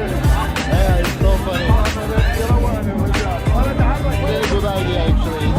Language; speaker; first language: English; non-native, learner; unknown